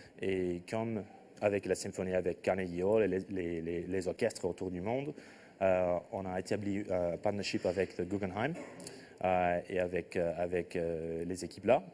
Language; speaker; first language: French; non-native, fluent; English